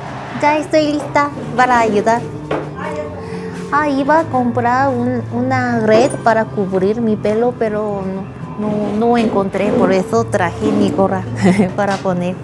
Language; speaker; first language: Spanish; non-native, learner; Korean